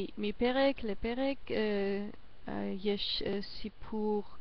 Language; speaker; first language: Hebrew; non-native, learner; German